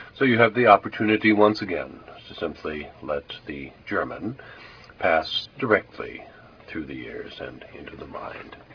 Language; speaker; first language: English; native; English